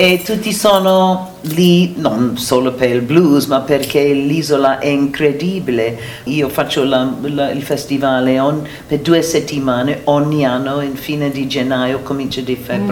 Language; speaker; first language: Italian; non-native, learner; English